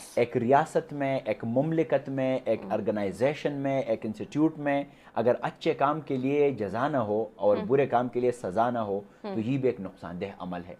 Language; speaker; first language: Urdu; non-native, local second language; Pashto